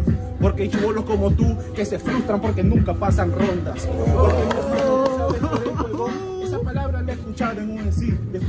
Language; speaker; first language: Spanish; native; Spanish